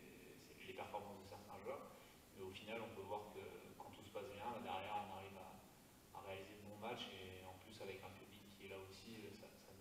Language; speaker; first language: French; native; French